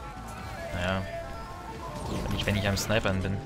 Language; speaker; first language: German; native; German